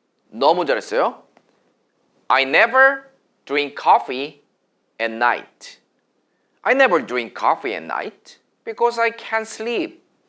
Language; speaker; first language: English; non-native, fluent; Korean